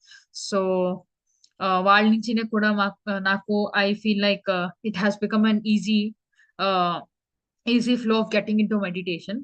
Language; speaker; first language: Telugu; early bilingual, heritage; Telugu